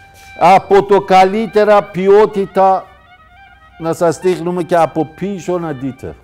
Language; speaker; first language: Greek; non-native, learner; Persian